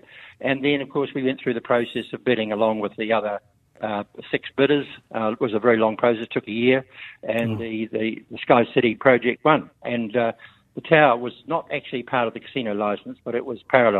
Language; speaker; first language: English; native; English